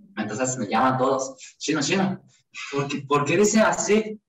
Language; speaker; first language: Spanish; non-native, learner; Japanese